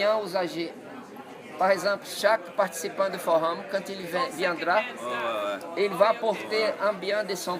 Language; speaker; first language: French; non-native, fluent; Portuguese